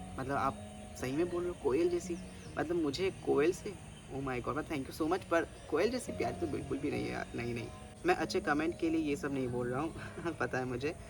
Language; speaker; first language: Hindi; non-native, local second language; Bangla